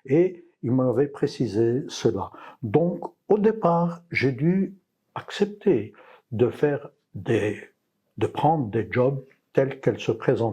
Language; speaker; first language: French; non-native, local second language; Arabic